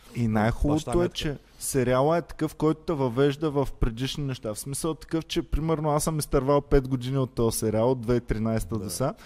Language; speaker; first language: Bulgarian; native; Bulgarian